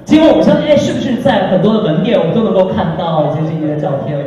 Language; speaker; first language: Chinese; native; Chinese